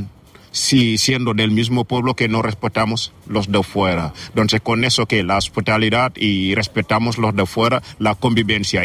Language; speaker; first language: Spanish; non-native, fluent; Wolof